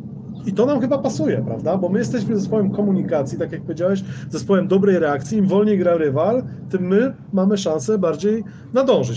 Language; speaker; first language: Polish; native; Polish